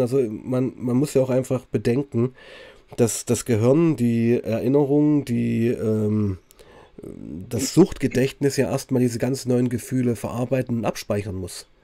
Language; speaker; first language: German; native; German